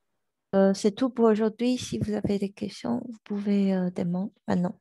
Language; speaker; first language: French; non-native, learner; Chinese